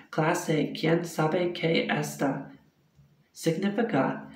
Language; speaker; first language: Spanish; non-native, learner; English